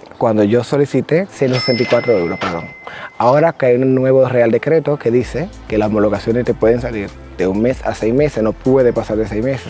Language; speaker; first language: Spanish; native; Spanish